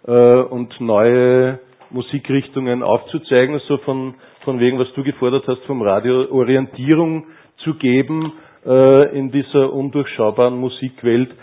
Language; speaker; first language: German; native; German